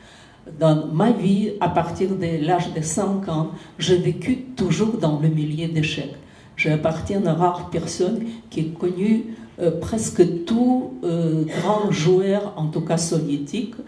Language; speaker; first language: French; non-native, fluent; Russian